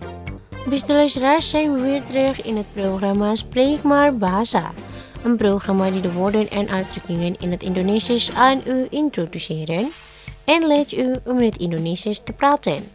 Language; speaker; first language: Dutch; non-native, learner; Indonesian